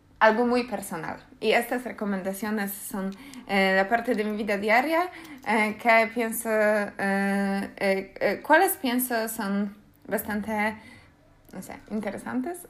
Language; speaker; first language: Spanish; non-native, learner; Polish